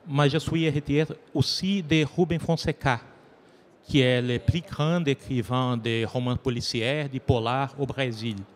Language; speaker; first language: French; non-native, learner; Portuguese